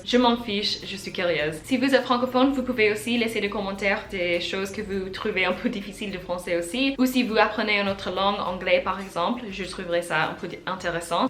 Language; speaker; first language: French; non-native, learner; English